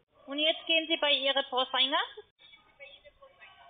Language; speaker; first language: German; non-native, learner; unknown